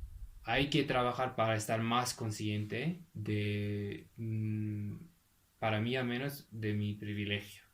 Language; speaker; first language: Spanish; non-native, fluent; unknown